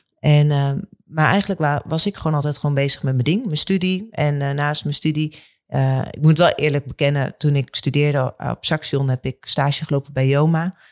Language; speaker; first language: Dutch; native; Dutch